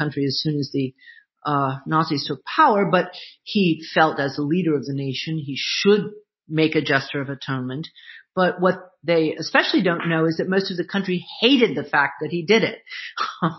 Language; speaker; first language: English; native; English